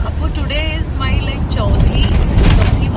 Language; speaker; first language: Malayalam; non-native, learner; Hindi